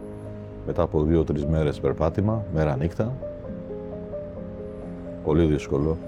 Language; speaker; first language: Greek; non-native, fluent; Albanian